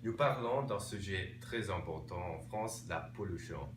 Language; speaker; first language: French; non-native, learner; English